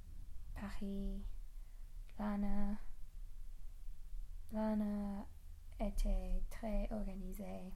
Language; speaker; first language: French; non-native, learner; English